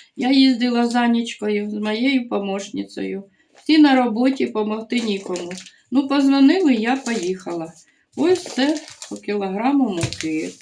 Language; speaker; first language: Ukrainian; native; Ukrainian